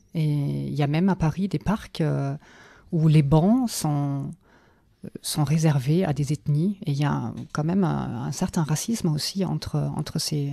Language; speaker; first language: French; non-native, fluent; German